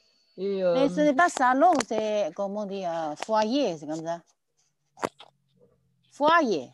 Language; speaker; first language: French; non-native, learner; Chinese